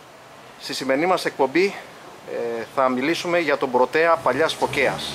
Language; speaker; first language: Greek; native; Greek